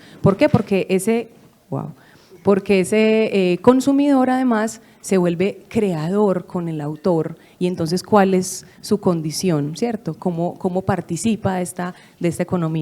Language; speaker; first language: Spanish; native; Spanish